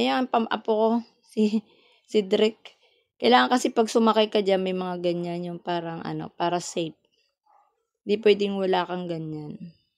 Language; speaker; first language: Filipino; non-native, local second language; Waray